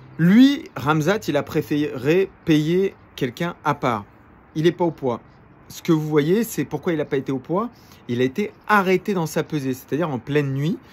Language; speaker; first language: French; native; French